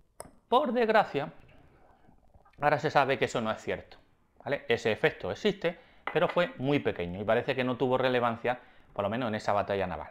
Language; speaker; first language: Spanish; native; Spanish